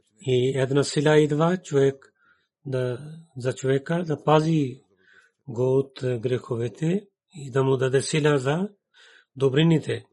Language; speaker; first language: Bulgarian; non-native, learner; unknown